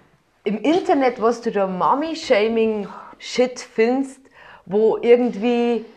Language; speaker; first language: German; native; German